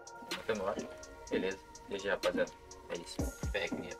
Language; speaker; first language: Portuguese; native; Portuguese